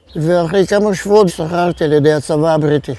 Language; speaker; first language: Hebrew; non-native, fluent; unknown